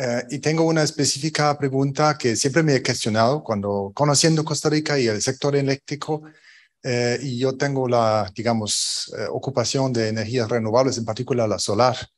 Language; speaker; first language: Spanish; non-native, fluent; German